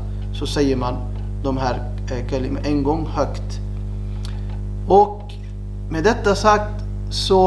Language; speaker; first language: Swedish; non-native, fluent; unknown